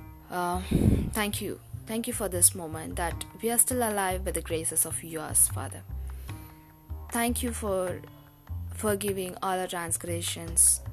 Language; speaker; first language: English; non-native, local second language; Tamil